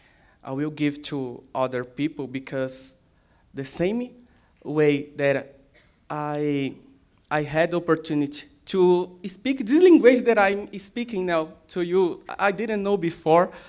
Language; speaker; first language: English; non-native, learner; Portuguese